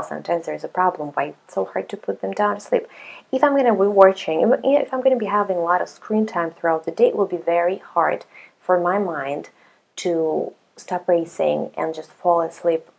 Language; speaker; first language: English; non-native, fluent; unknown